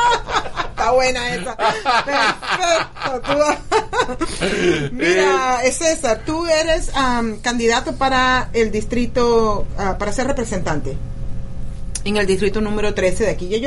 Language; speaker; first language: Spanish; native; Spanish